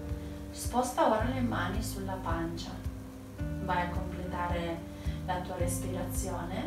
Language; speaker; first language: Italian; native; Italian